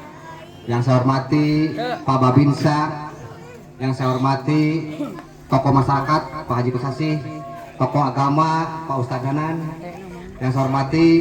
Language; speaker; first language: Indonesian; non-native, local second language; Sundanese